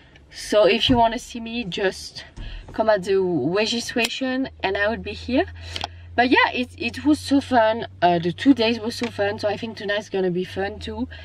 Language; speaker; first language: English; non-native, learner; French